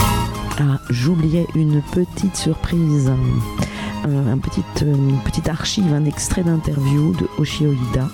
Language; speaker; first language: French; native; French